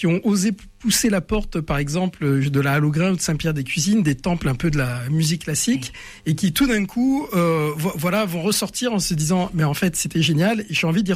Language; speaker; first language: French; native; French